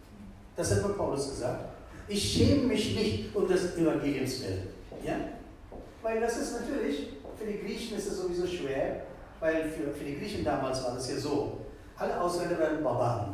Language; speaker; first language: German; non-native, fluent; Tamil